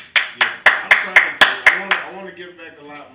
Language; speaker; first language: English; native; English